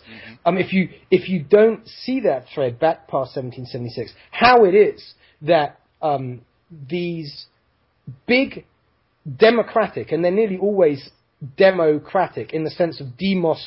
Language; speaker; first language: English; native; English